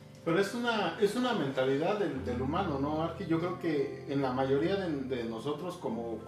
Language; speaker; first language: Spanish; native; Spanish